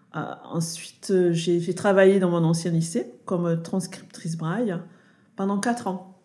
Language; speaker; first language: French; native; French